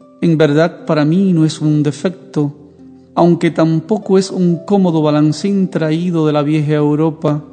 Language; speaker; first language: Spanish; native; Spanish